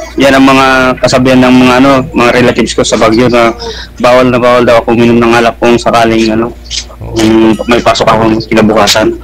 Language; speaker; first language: Filipino; non-native, local second language; Iloko